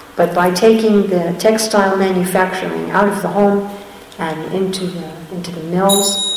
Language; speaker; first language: English; native; English